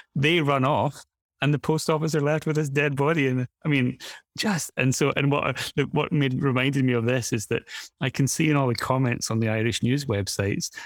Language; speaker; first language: English; native; English